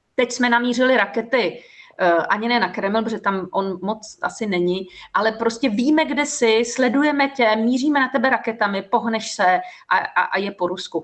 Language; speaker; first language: Czech; native; Czech